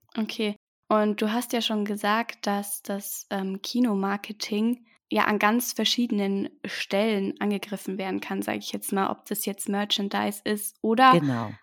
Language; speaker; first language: German; native; German